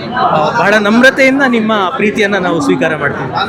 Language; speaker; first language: Kannada; native; Kannada